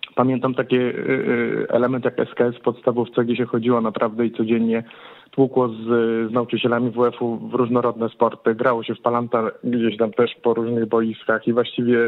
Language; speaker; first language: Polish; native; Polish